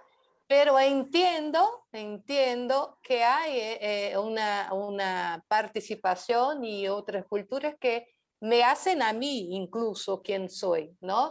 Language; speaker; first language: Spanish; non-native, fluent; Portuguese